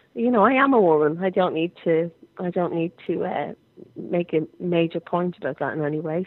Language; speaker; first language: English; native; English